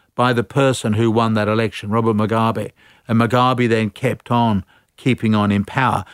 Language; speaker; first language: English; native; English